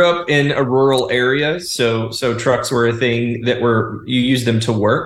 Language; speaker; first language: English; native; English